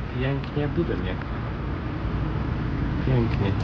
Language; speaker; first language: Polish; non-native, learner; Hungarian